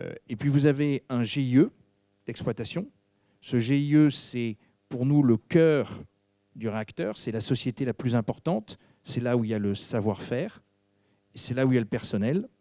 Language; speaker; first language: French; native; French